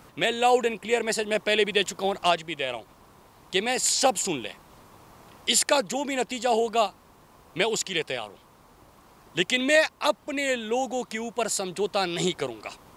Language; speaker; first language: Urdu; non-native, local second language; Pashto